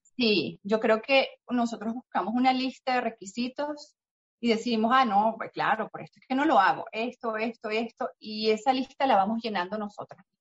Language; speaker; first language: Spanish; native; Spanish